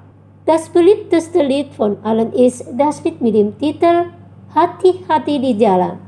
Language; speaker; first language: German; non-native, fluent; Indonesian